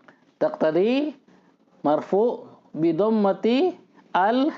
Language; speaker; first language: Arabic; non-native, fluent; Indonesian